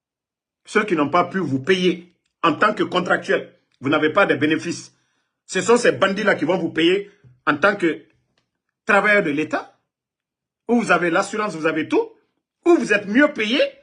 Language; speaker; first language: French; non-native, local second language; Mandingo